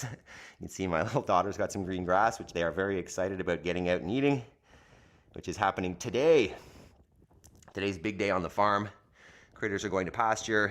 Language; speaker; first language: English; native; English